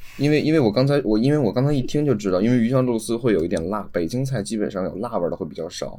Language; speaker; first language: Chinese; native; Chinese